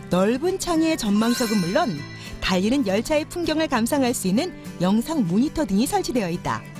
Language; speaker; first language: Korean; native; Korean